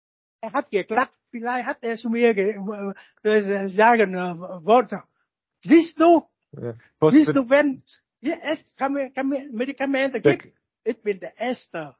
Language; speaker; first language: German; non-native, learner; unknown